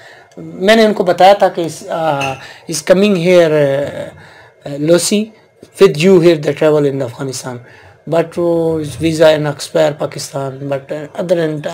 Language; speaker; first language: English; non-native, learner; Urdu